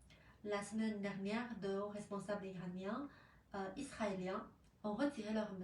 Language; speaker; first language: French; non-native, fluent; Chinese